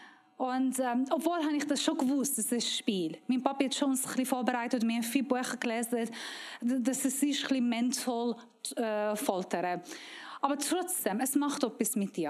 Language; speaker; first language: German; non-native, learner; Persian